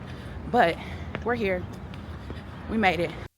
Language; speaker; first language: English; native; English